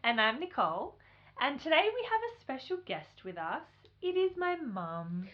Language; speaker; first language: English; native; English